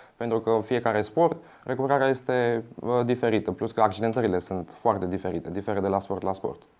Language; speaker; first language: Romanian; non-native, fluent; Albanian